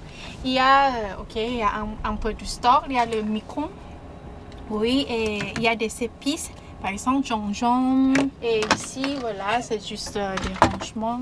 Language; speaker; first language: French; non-native, learner; Thai